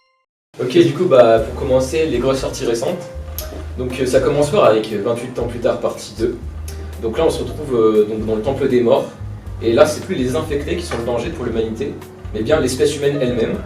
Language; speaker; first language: French; native; French